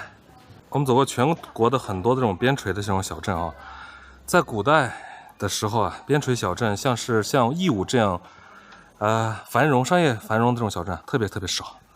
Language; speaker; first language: Chinese; native; Chinese